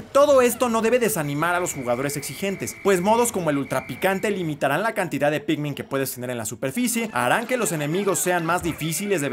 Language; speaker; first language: Spanish; native; Spanish